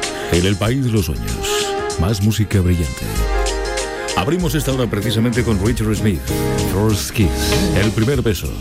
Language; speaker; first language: Spanish; native; Spanish